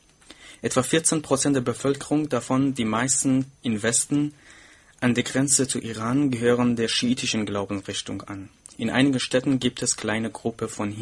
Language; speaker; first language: German; non-native, fluent; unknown